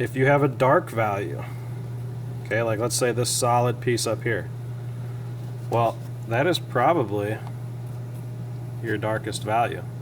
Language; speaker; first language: English; native; English